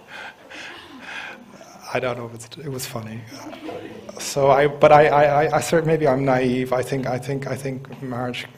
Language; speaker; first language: English; native; English